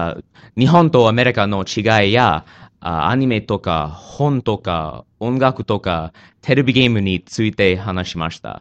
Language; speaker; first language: Japanese; non-native, learner; English